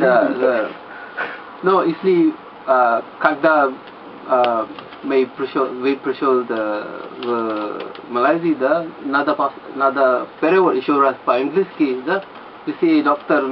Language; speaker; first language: Russian; non-native, learner; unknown